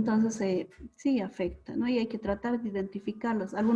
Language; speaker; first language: Spanish; native; Spanish